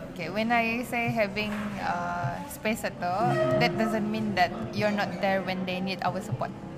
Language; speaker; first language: English; non-native, local second language; Malay